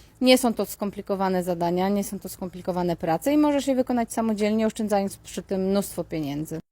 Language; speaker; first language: Polish; native; Polish